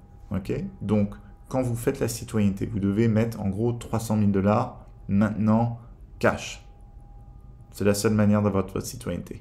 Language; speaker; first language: French; native; French